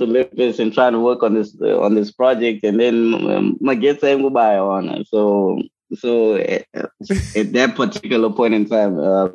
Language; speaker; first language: English; non-native, local second language; Shona